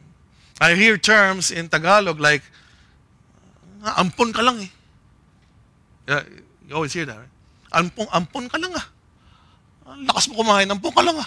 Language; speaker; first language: English; non-native, local second language; Filipino